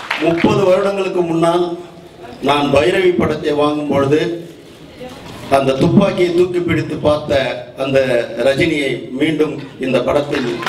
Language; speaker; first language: Tamil; native; Tamil